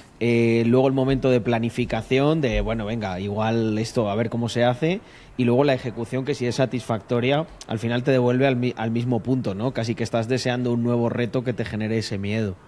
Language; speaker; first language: Spanish; native; Spanish